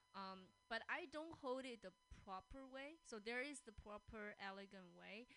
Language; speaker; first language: English; non-native, fluent; Chinese